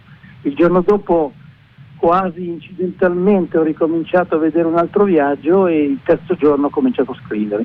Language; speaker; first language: Italian; native; Italian